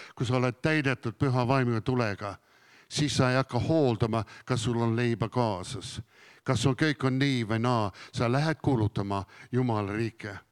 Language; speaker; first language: Estonian; non-native, fluent; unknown